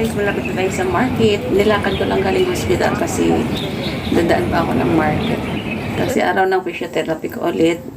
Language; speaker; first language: Filipino; native; Filipino